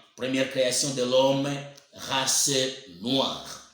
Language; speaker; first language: French; non-native, local second language; Swahili